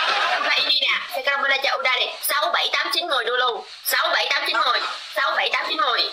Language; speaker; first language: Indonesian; non-native, learner; Vietnamese